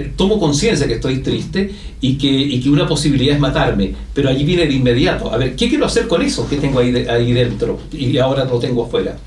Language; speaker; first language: Spanish; native; Spanish